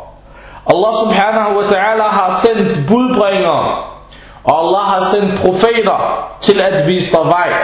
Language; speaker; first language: Danish; non-native, fluent; Arabic